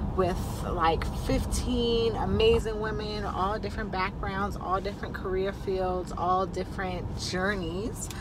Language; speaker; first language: English; native; English